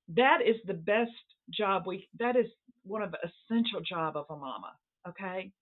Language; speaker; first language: English; native; English